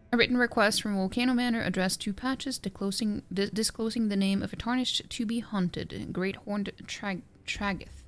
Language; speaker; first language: English; non-native, fluent; Norwegian